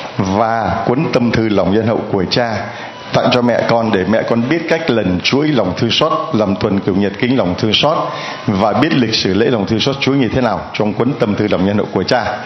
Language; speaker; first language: Vietnamese; native; Vietnamese